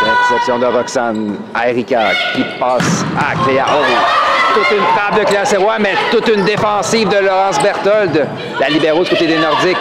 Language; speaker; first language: French; native; French